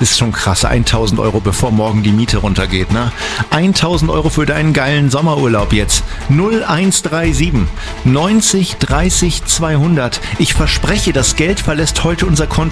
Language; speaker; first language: German; native; German